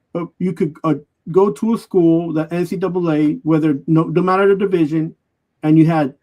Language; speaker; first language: English; native; English